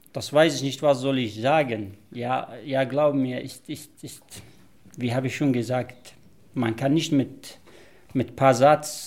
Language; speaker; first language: German; non-native, learner; Arabic